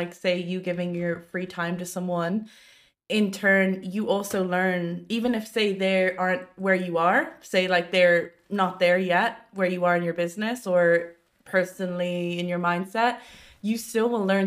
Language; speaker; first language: English; native; English